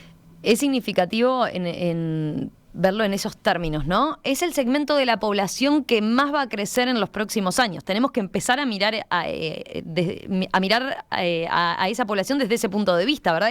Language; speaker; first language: Spanish; native; Spanish